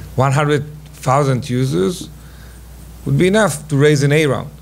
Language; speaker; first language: English; non-native, fluent; Hebrew